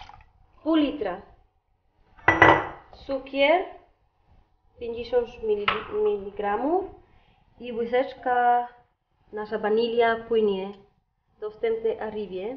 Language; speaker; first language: Polish; non-native, learner; Spanish